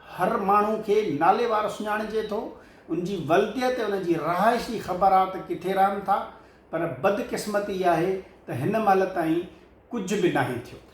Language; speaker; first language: Sindhi; native; Sindhi